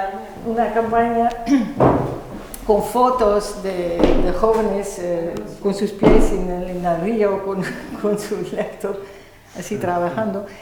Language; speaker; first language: Spanish; non-native, fluent; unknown